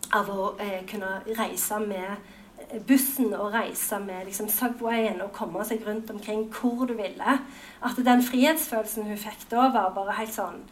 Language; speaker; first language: Norwegian; native; Norwegian